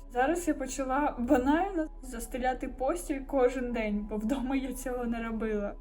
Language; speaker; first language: Ukrainian; native; Ukrainian